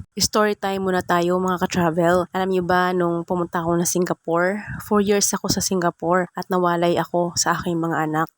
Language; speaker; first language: Filipino; non-native, local second language; Cebuano